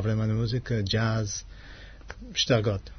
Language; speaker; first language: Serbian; non-native, learner; English